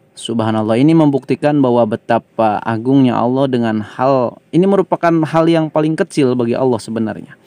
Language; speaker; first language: Indonesian; non-native, local second language; Sundanese